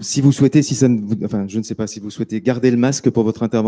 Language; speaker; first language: French; native; French